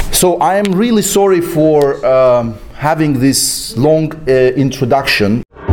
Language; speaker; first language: English; non-native, fluent; Azerbaijani